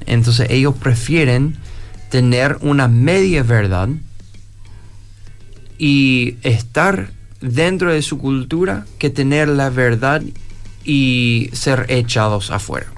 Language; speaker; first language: Spanish; non-native, fluent; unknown